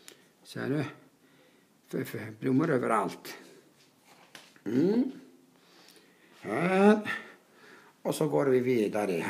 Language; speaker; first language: Swedish; non-native, fluent; Arabic